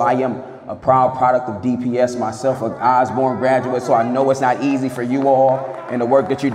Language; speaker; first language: English; native; English